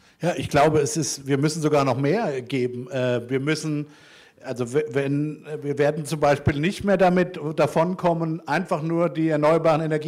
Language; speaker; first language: German; native; German